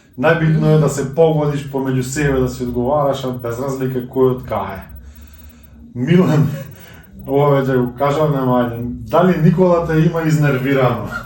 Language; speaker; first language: Macedonian; native; Macedonian